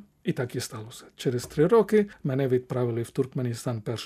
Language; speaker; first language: Ukrainian; non-native, fluent; Spanish